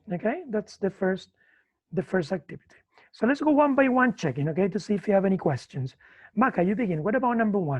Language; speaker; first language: English; non-native, fluent; Spanish